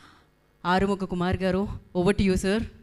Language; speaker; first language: Telugu; native; Telugu